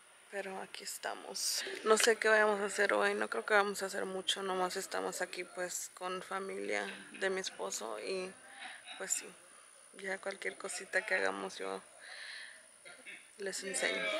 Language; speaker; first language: Spanish; early bilingual, heritage; Spanish